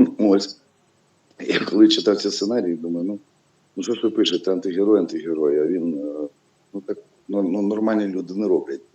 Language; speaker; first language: Ukrainian; non-native, local second language; Russian